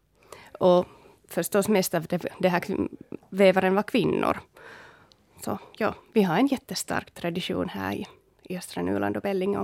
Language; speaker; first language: Swedish; non-native, local second language; Finnish